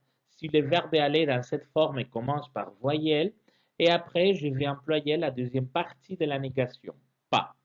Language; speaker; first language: French; non-native, fluent; Spanish